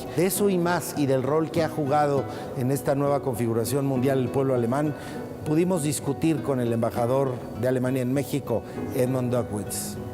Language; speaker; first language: Spanish; native; Spanish